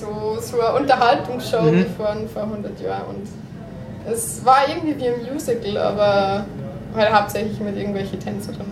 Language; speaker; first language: German; native; German